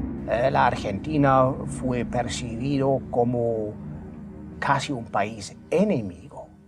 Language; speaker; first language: Spanish; non-native, fluent; German